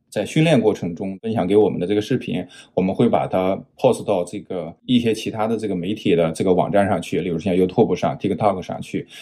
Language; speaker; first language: Chinese; native; Chinese